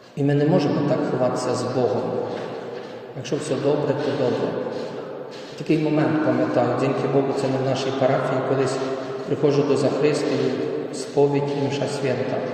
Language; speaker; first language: Ukrainian; non-native, fluent; Polish